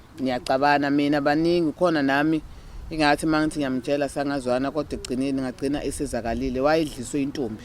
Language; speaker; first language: Zulu; native; Zulu